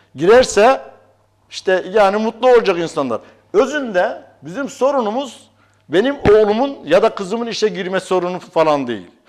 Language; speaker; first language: Turkish; native; Turkish